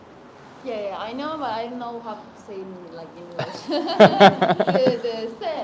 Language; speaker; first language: English; non-native, learner; Korean